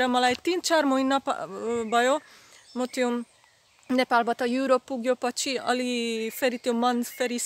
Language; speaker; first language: Nepali; non-native, learner; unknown